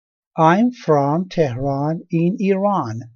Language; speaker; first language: English; non-native, learner; Persian